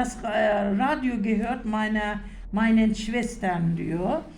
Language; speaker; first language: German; non-native, learner; Turkish